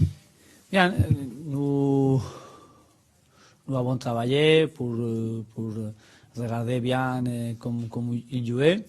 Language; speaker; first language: French; non-native, learner; Spanish